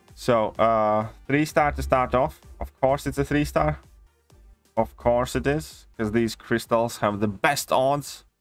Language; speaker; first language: English; non-native, fluent; Latvian